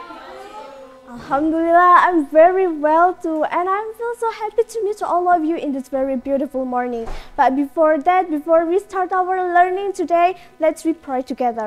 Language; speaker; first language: English; non-native, learner; Indonesian